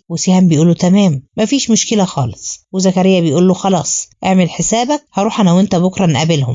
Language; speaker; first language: Arabic; native; Arabic